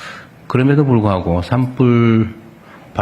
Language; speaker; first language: Korean; native; Korean